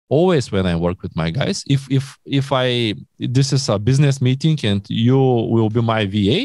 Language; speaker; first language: English; non-native, learner; Bulgarian